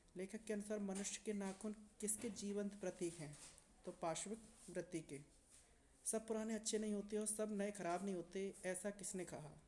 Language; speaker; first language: Hindi; native; Hindi